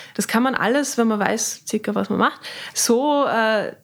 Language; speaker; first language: German; native; German